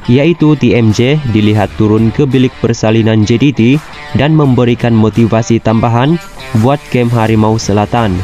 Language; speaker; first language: Malay; native; Malay